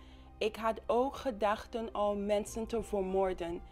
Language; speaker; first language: Dutch; non-native, local second language; English